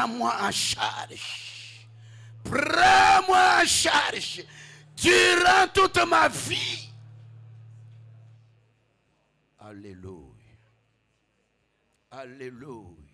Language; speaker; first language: French; non-native, local second language; Lingala